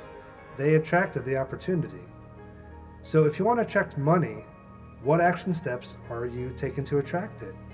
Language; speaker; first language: English; native; English